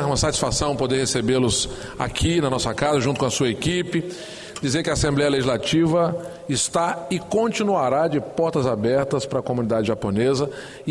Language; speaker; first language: Portuguese; native; Portuguese